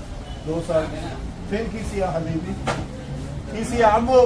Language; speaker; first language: Arabic; non-native, learner; Urdu